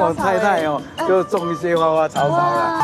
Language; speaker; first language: Chinese; native; Chinese